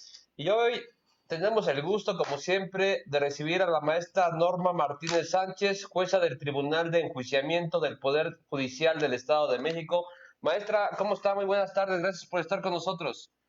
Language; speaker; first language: Spanish; native; Spanish